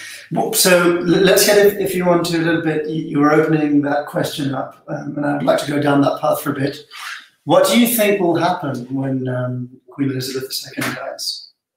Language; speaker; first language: English; non-native, fluent; Spanish